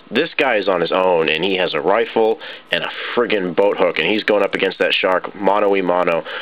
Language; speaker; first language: English; native; English